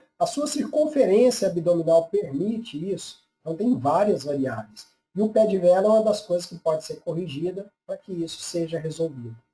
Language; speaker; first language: Portuguese; native; Portuguese